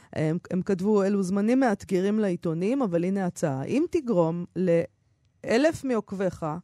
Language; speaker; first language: Hebrew; native; Hebrew